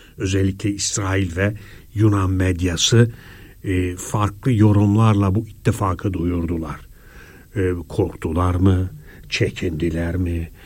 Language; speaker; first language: Turkish; native; Turkish